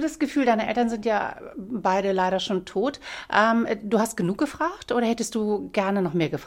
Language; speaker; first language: German; native; German